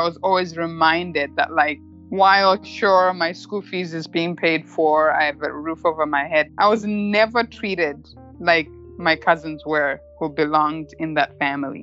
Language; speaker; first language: English; non-native, local second language; Shona